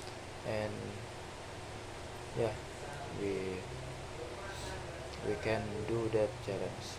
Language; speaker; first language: English; non-native, learner; Indonesian